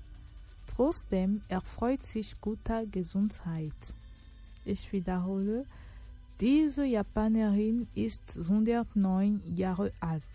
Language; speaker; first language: German; non-native, fluent; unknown